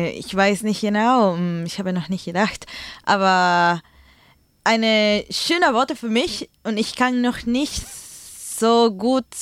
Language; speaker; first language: German; non-native, learner; Spanish